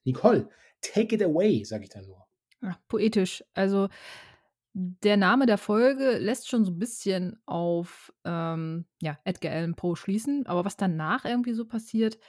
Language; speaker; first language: German; native; German